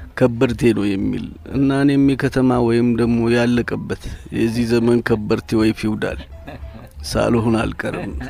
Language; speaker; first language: Amharic; native; Amharic